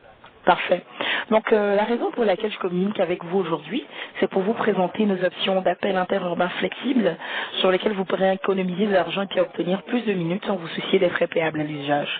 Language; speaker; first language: French; native; French